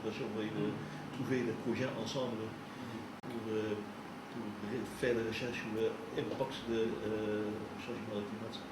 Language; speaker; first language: French; non-native, fluent; Dutch